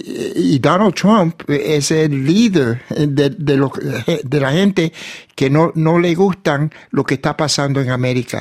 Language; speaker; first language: Spanish; early bilingual, heritage; Spanish